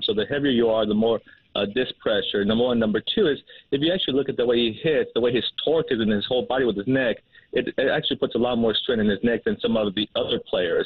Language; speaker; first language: English; native; English